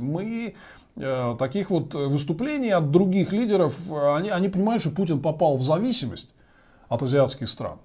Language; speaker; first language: Russian; native; Russian